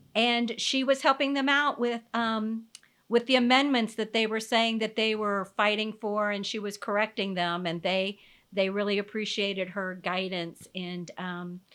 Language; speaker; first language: English; native; English